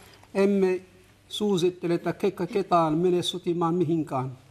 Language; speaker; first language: Finnish; non-native, fluent; Arabic